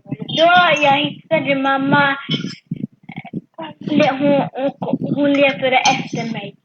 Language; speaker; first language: Swedish; early bilingual, other home language; French